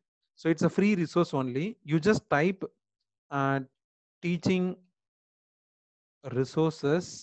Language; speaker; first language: English; non-native, local second language; Tamil